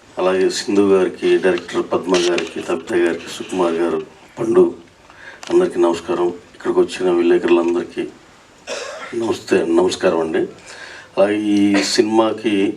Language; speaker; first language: Telugu; native; Telugu